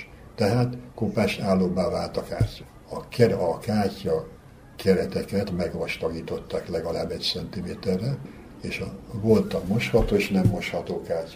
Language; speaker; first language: Hungarian; native; Hungarian